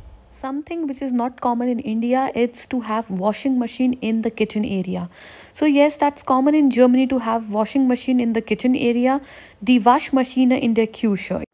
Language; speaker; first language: English; non-native, local second language; Hindi